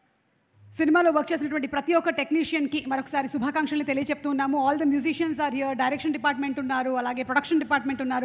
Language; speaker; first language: Telugu; native; Telugu